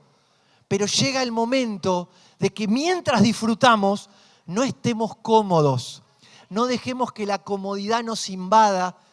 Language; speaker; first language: Spanish; native; Spanish